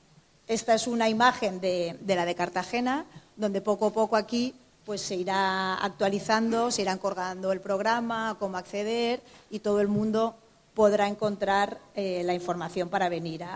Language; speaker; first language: Spanish; native; Spanish